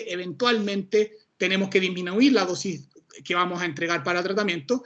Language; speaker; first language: Spanish; native; Spanish